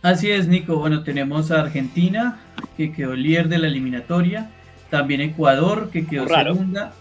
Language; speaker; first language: Spanish; native; Spanish